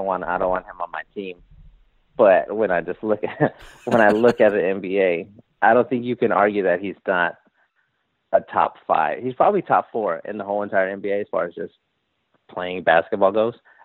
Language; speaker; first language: English; native; English